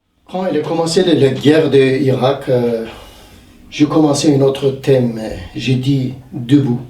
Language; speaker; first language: French; non-native, learner; Turkish